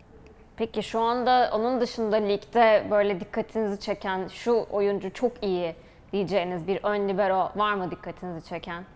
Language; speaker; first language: Turkish; native; Turkish